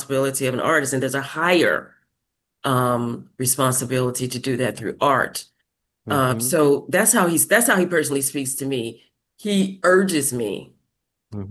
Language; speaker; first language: English; native; English